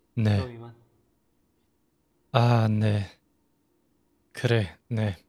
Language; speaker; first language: Korean; non-native, fluent; German